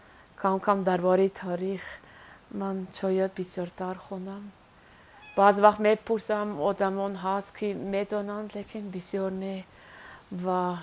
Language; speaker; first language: Persian; non-native, learner; Swiss German